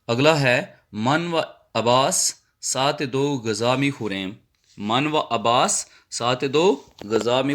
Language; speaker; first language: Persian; non-native, fluent; Urdu